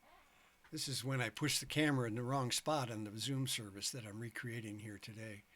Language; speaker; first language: English; native; English